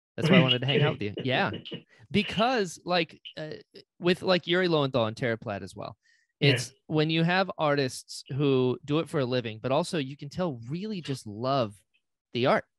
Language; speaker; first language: English; native; English